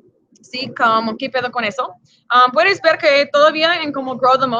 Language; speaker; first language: Spanish; non-native, fluent; English